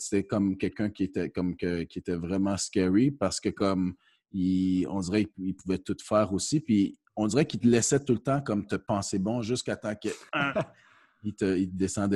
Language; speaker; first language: French; early bilingual, heritage; French